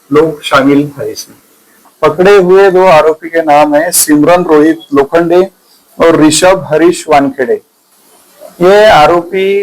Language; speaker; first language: Hindi; non-native, local second language; Marathi